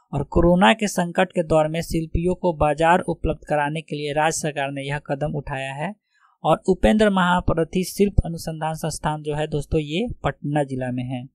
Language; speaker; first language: Hindi; native; Hindi